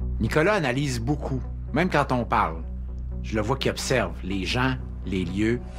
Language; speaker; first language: French; native; French